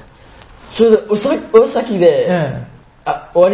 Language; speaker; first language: Japanese; non-native, learner; Burmese